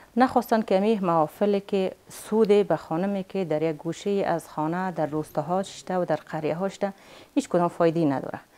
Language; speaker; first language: Persian; native; Persian